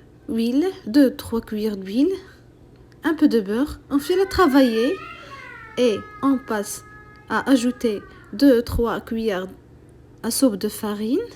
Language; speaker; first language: French; non-native, local second language; Arabic